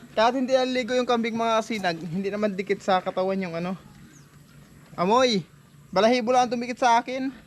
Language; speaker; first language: Filipino; non-native, local second language; Bikol